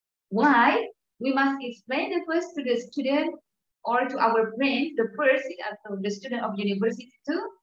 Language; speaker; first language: English; non-native, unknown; Indonesian